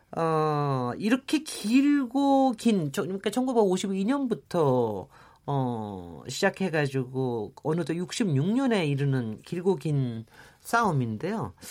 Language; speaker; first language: Korean; native; Korean